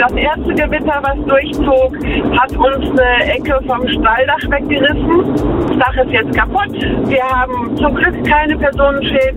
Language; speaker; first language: German; native; German